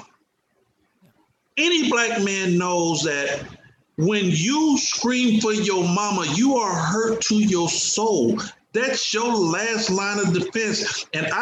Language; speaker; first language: English; native; English